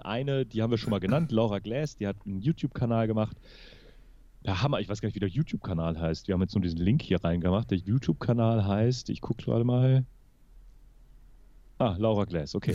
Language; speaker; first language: German; native; German